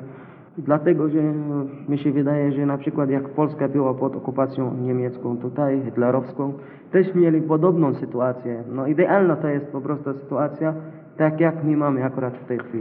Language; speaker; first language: Polish; non-native, learner; Arabic